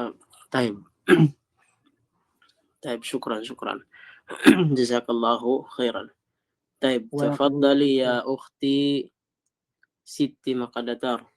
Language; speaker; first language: Arabic; non-native, fluent; Filipino